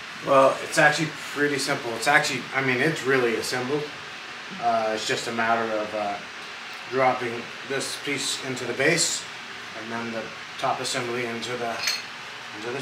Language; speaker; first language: English; native; English